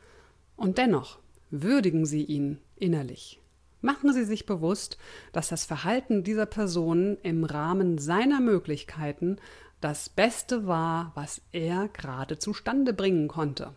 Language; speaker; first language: German; native; German